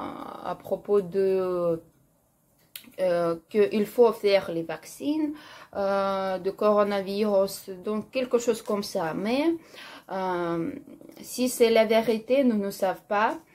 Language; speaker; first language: French; non-native, learner; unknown